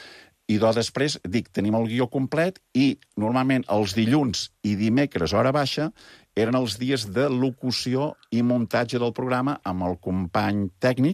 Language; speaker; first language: Catalan; native; Catalan